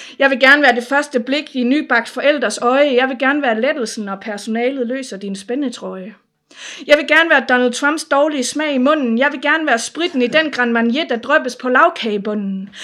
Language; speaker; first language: Danish; native; Danish